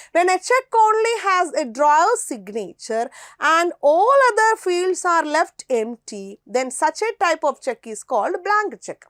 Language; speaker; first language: English; non-native, local second language; Malayalam